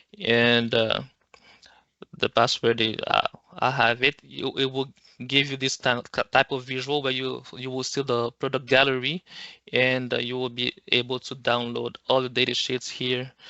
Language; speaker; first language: English; non-native, local second language; French